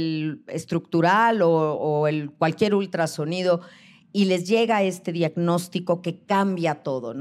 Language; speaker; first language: Spanish; native; Spanish